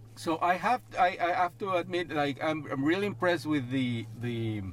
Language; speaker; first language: English; non-native, fluent; Spanish